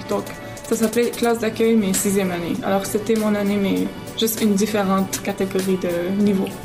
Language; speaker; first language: French; early bilingual, other home language; Arabic